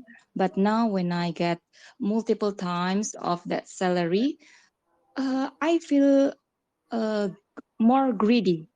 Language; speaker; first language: English; non-native, learner; Indonesian